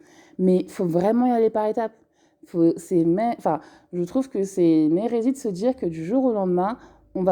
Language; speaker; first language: French; native; French